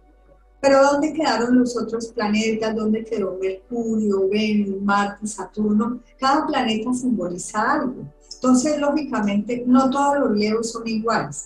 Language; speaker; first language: Spanish; native; Spanish